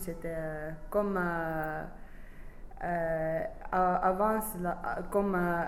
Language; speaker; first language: French; non-native, fluent; English